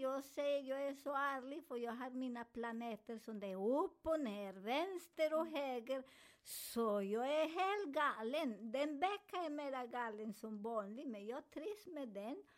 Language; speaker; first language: Swedish; non-native, fluent; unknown